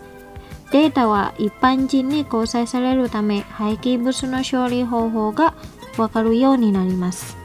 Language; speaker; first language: Japanese; non-native, fluent; Indonesian